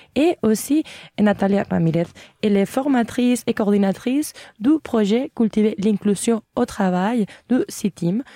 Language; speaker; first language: French; non-native, fluent; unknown